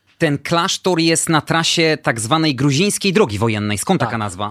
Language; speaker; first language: Polish; native; Polish